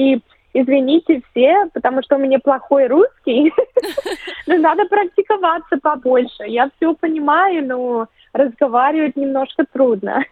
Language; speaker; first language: Russian; early bilingual, other home language; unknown